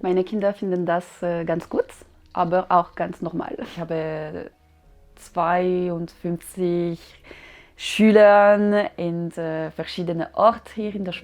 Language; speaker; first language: German; non-native, learner; French